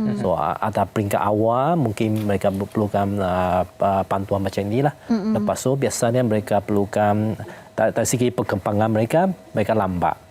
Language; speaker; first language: Malay; non-native, local second language; Chinese